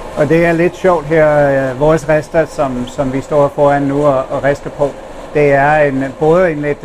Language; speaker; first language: Danish; non-native, fluent; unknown